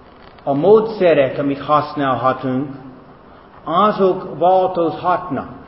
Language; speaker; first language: Hungarian; non-native, fluent; English